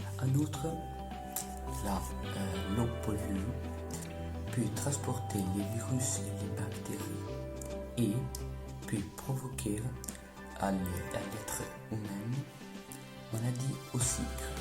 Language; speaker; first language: French; non-native, learner; Italian